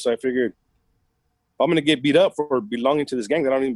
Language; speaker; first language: English; early bilingual, other home language; Spanish